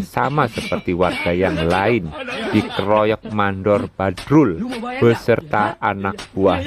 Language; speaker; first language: Indonesian; native; Indonesian